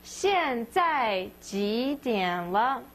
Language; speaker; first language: Chinese; non-native, fluent; English